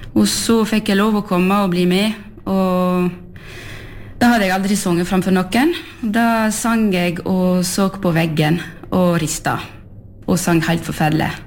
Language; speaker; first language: Norwegian; early bilingual, heritage; French